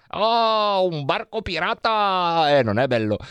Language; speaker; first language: Italian; native; Italian